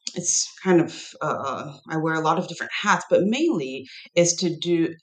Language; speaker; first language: English; non-native, fluent; Chinese